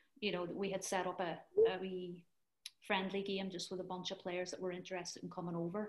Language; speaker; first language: English; native; English